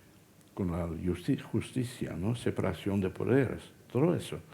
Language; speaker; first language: Spanish; non-native, fluent; Dutch